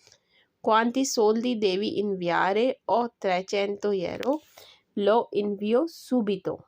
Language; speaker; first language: Italian; non-native, learner; Urdu